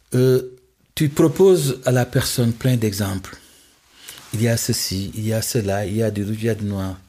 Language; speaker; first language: French; non-native, local second language; Wolof